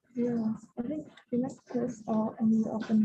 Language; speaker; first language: English; non-native, learner; Indonesian